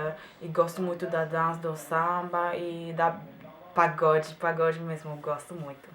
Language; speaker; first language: Portuguese; non-native, fluent; German